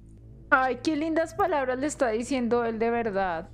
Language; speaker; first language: Spanish; native; Spanish